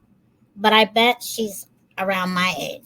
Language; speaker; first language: English; native; English